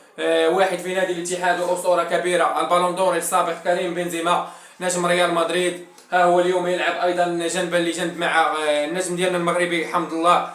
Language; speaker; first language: Arabic; native; Arabic